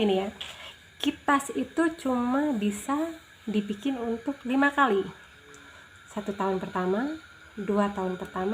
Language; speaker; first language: Indonesian; native; Indonesian